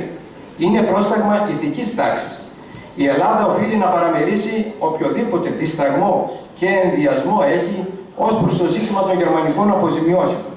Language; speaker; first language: Greek; native; Greek